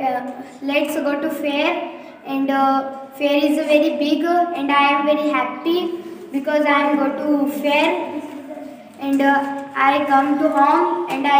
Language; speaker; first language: English; non-native, learner; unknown